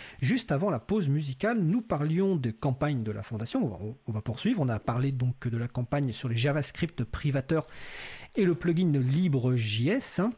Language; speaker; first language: French; native; French